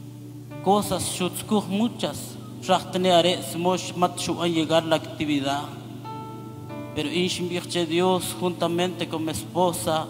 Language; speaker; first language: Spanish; non-native, local second language; Kʼicheʼ